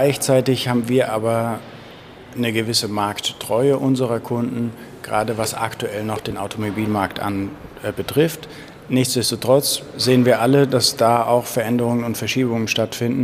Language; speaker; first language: German; native; German